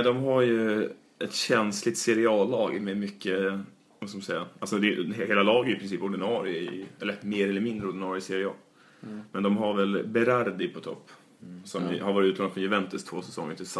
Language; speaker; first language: Swedish; native; Swedish